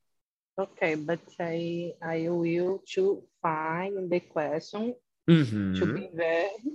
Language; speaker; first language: English; non-native, learner; Portuguese